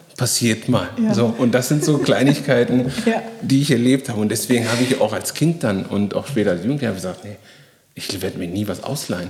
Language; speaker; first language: German; native; German